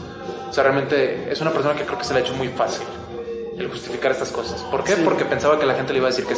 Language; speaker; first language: Spanish; native; Spanish